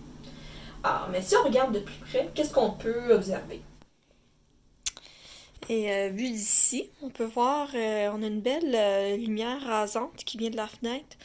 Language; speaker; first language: French; native; French